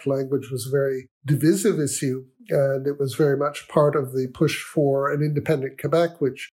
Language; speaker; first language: English; native; English